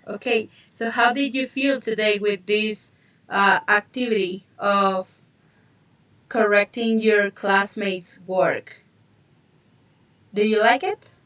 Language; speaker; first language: English; non-native, fluent; Spanish